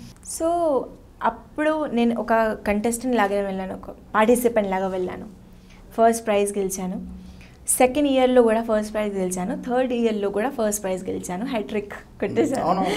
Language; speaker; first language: Telugu; non-native, learner; Hindi